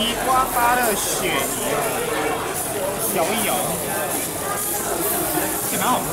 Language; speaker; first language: Chinese; native; Chinese